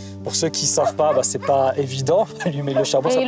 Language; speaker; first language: French; native; French